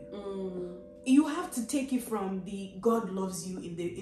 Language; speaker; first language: English; non-native, local second language; Yoruba